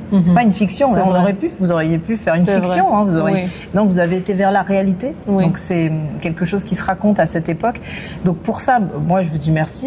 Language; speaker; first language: French; native; French